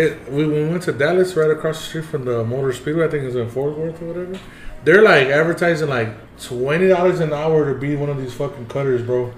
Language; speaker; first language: English; early bilingual, other home language; Spanish